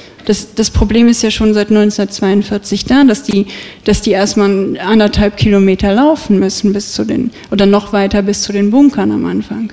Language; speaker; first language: German; native; German